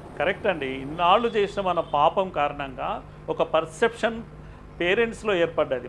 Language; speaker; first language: Telugu; native; Telugu